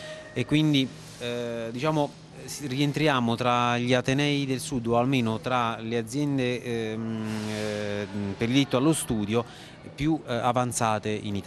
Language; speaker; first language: Italian; native; Italian